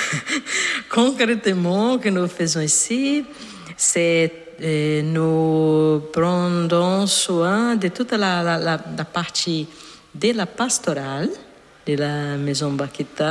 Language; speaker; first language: French; non-native, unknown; Portuguese